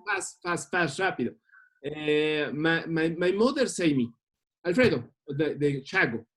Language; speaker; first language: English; non-native, learner; Spanish